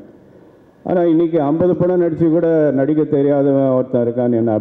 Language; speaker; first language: Tamil; native; Tamil